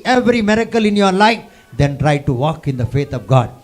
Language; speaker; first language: English; non-native, local second language; Telugu